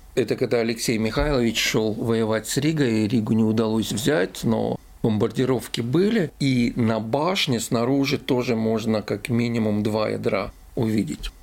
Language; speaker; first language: Russian; native; Russian